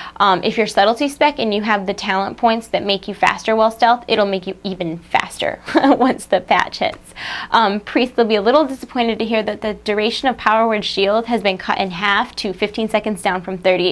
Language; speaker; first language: English; native; English